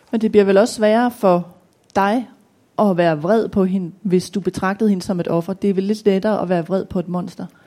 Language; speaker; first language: Danish; native; Danish